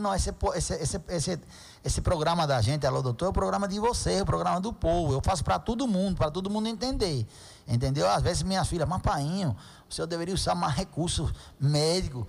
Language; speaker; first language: Portuguese; non-native, fluent; Spanish